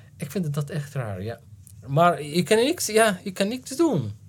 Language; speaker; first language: Dutch; non-native, learner; Arabic